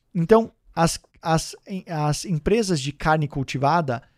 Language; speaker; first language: Portuguese; early bilingual, heritage; Danish